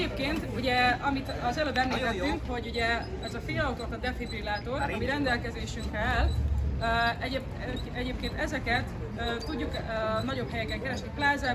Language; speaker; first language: Hungarian; native; Hungarian